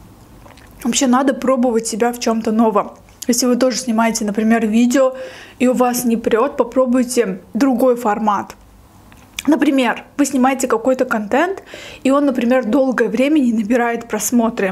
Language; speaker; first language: Russian; native; Russian